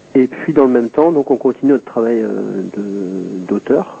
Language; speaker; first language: French; native; French